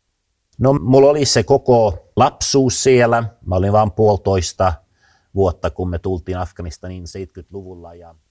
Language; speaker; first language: Finnish; early bilingual, heritage; Finnish